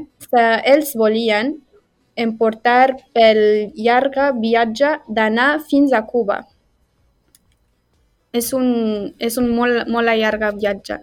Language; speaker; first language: Catalan; non-native, learner; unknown